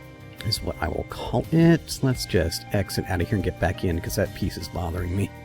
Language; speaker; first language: English; native; English